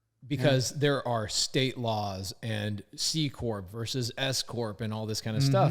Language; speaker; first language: English; native; English